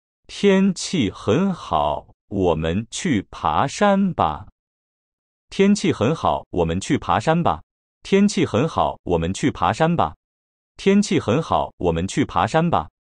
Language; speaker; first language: Chinese; non-native, learner; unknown